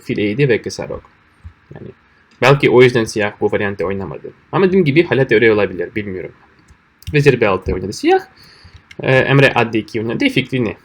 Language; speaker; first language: Turkish; non-native, fluent; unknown